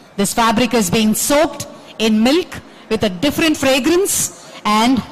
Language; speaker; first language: English; non-native, local second language; Telugu